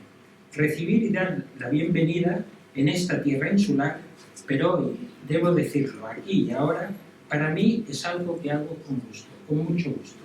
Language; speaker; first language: Spanish; native; Spanish